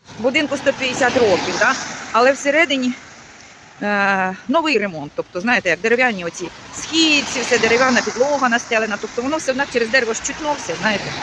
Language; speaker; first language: Ukrainian; native; Ukrainian